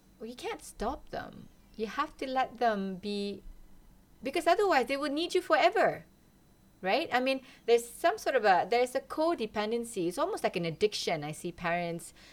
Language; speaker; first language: English; non-native, local second language; Malay